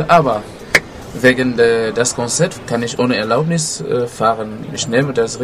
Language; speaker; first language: German; non-native, learner; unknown